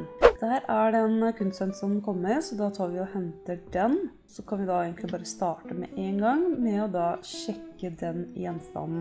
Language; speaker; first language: Norwegian; native; Norwegian